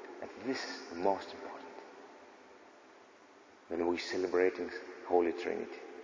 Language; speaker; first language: English; non-native, learner; Lithuanian